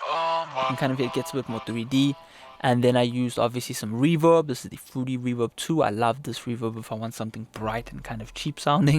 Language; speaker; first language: English; native; English